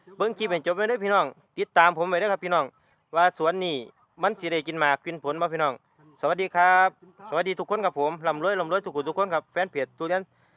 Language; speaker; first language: Thai; native; Thai